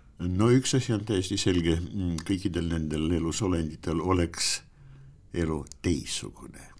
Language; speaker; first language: Estonian; non-native, local second language; Russian